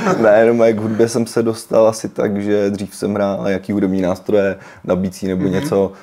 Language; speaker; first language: Czech; early bilingual, other home language; Ukrainian